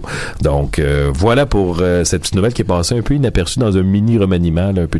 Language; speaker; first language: French; native; French